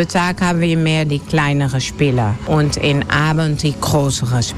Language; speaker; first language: German; non-native, learner; Dutch